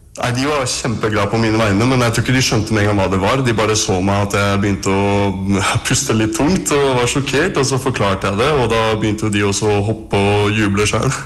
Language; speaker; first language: Norwegian; early bilingual, other home language; Russian